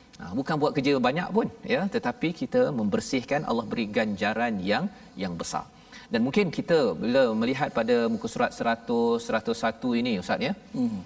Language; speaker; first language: Malay; native; Malay